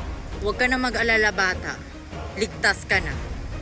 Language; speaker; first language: Filipino; native; Filipino